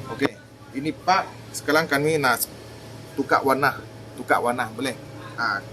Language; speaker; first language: Malay; non-native, local second language; Min Nan Chinese